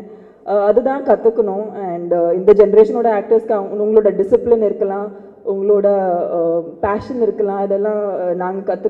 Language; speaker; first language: Tamil; non-native, fluent; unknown